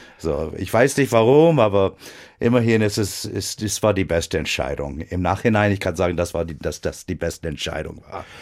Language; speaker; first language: German; non-native, fluent; English